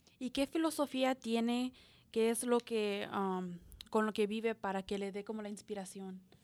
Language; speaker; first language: Spanish; early bilingual, heritage; Spanish